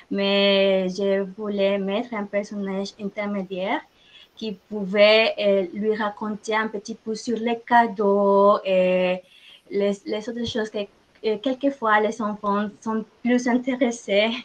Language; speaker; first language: French; non-native, fluent; Spanish